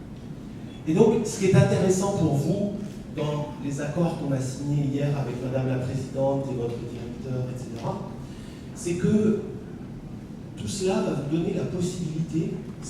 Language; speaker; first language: French; native; French